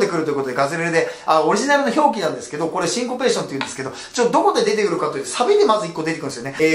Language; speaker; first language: Japanese; native; Japanese